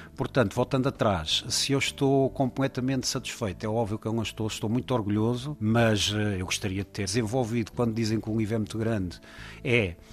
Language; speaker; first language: Portuguese; native; Portuguese